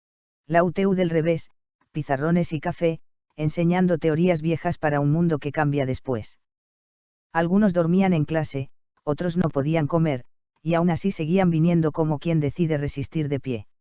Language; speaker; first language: Spanish; native; Spanish